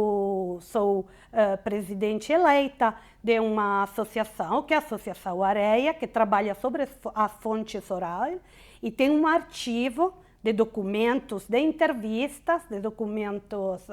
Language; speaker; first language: Portuguese; non-native, fluent; Italian